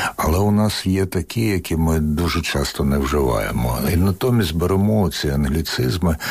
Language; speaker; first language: Ukrainian; non-native, local second language; Russian